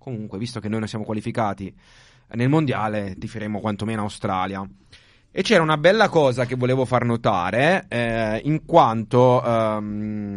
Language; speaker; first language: Italian; native; Italian